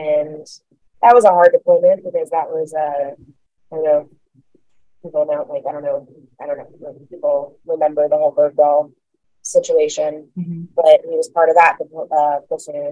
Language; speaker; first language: English; native; English